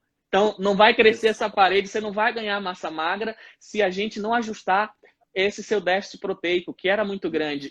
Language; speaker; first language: Portuguese; native; Portuguese